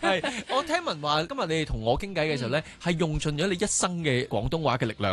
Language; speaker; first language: Cantonese; native; Cantonese